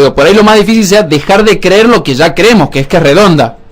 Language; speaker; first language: Spanish; native; Spanish